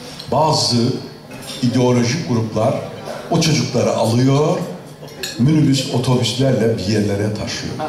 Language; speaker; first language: Turkish; native; Turkish